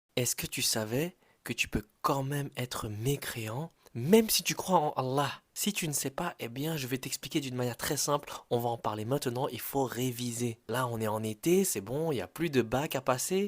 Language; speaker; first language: French; native; French